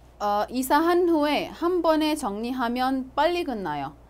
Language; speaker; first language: Korean; non-native, fluent; Arabic